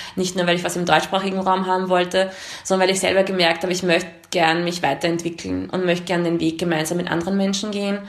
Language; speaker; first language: German; early bilingual, other home language; Hungarian